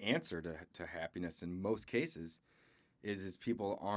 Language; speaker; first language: English; native; English